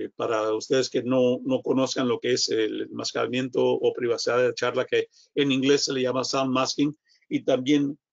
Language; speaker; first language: Spanish; non-native, fluent; English